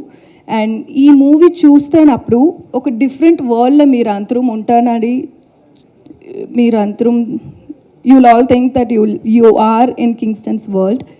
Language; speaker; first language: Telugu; non-native, learner; Tamil